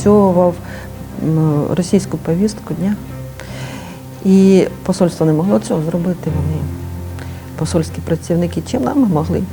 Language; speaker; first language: Ukrainian; native; Ukrainian